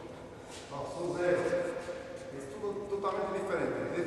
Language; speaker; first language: Spanish; non-native, learner; Portuguese